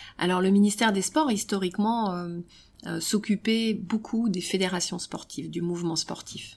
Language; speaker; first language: French; early bilingual, other home language; Romanian